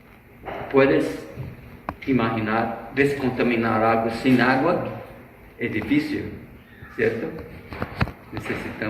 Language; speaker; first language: Spanish; non-native, fluent; Portuguese